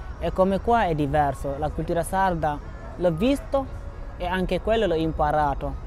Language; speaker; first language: Italian; non-native, learner; Wolof